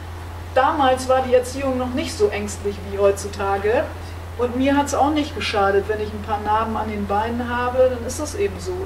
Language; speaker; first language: German; native; German